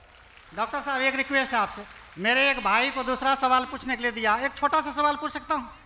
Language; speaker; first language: Hindi; native; Hindi